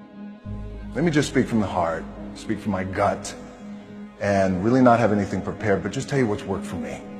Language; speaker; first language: English; native; English